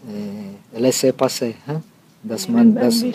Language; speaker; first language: German; non-native, fluent; Czech